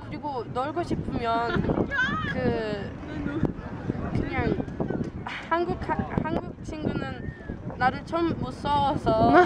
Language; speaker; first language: Korean; non-native, learner; English